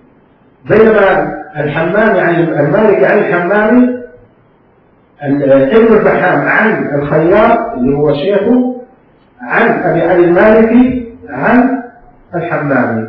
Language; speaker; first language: Arabic; native; Arabic